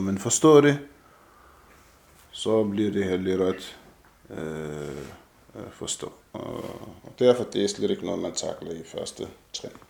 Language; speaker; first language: Danish; non-native, fluent; Arabic